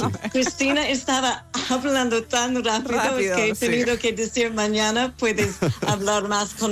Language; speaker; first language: Spanish; non-native, fluent; English